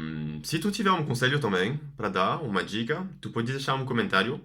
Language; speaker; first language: Portuguese; non-native, fluent; French